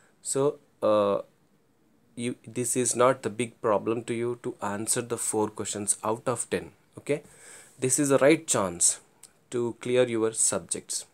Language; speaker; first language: English; non-native, local second language; Telugu